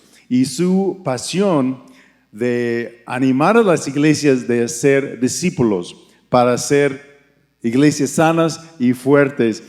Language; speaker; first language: Spanish; non-native, fluent; English